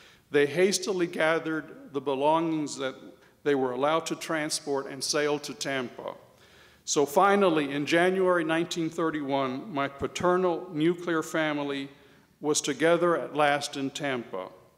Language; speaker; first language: English; early bilingual, other home language; Spanish